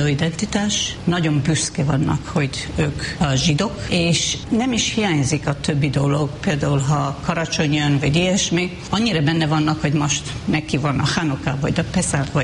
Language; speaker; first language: Hungarian; non-native, fluent; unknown